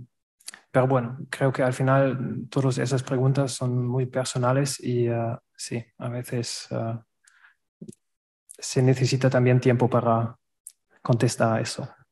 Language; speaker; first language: Spanish; non-native, learner; German